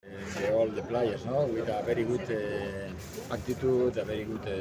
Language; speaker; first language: English; non-native, learner; Spanish